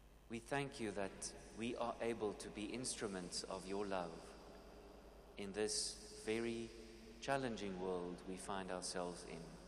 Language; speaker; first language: English; non-native, local second language; Afrikaans